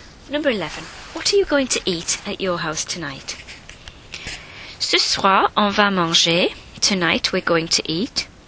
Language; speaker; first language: English; native; English